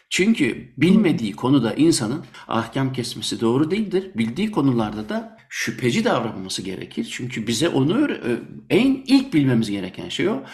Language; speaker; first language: Turkish; native; Turkish